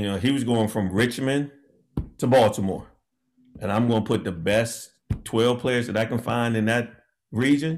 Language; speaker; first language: English; native; English